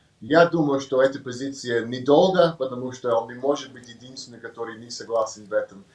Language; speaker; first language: Russian; non-native, learner; English